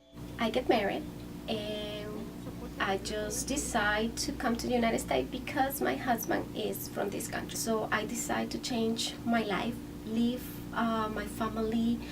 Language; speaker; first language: English; non-native, fluent; Spanish